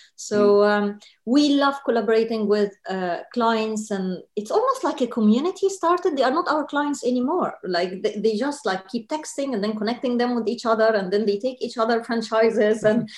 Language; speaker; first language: English; non-native, fluent; Arabic